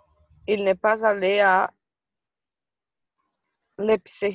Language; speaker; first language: French; non-native, learner; Portuguese